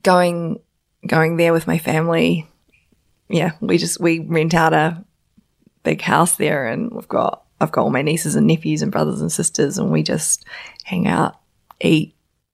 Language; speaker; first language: English; native; English